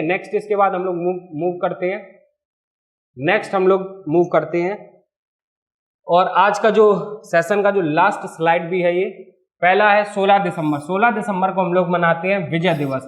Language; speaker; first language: Hindi; native; Hindi